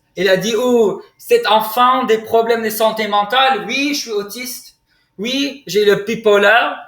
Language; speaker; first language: French; non-native, fluent; English